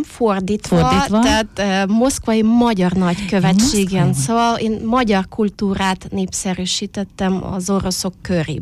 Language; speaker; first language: Hungarian; non-native, fluent; Russian